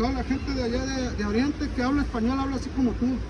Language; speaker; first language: Spanish; native; Spanish